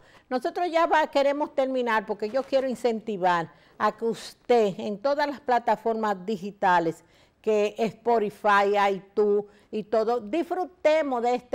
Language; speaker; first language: Spanish; native; Spanish